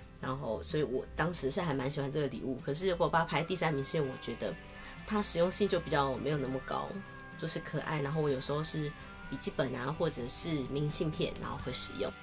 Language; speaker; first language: Chinese; native; Chinese